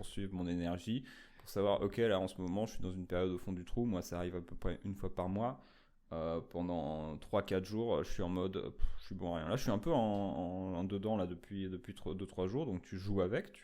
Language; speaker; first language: French; native; French